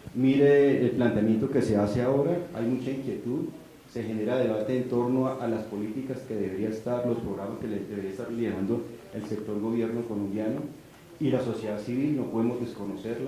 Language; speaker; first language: Spanish; native; Spanish